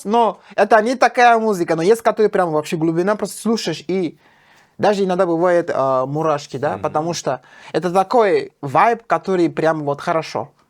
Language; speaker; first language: Russian; non-native, fluent; French